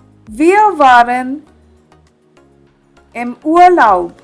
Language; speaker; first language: German; non-native, fluent; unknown